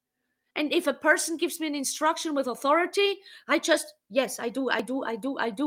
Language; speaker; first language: English; non-native, fluent; Swiss German